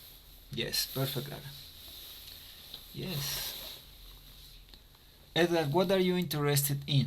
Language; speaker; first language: English; non-native, fluent; Spanish